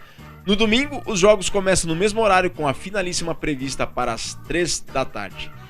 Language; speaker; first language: Portuguese; native; Portuguese